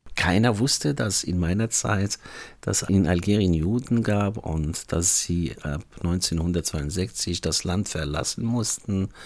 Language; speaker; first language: German; non-native, fluent; Arabic